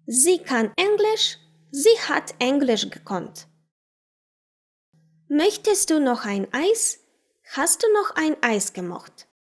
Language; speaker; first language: German; non-native, fluent; Ukrainian